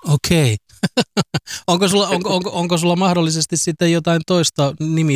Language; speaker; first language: Finnish; native; Finnish